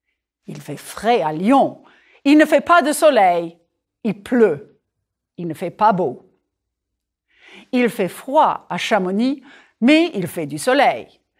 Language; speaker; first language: French; non-native, fluent; English